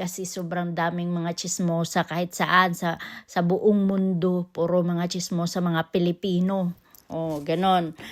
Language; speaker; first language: Filipino; non-native, local second language; Cebuano